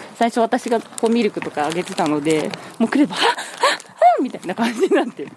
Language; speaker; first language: Japanese; native; Japanese